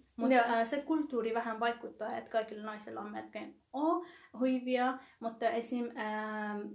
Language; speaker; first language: Finnish; non-native, learner; Persian